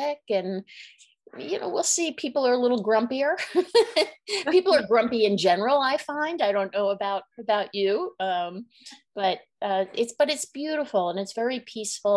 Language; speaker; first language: English; native; English